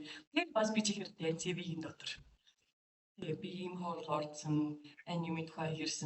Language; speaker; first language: Mongolian; non-native, fluent; English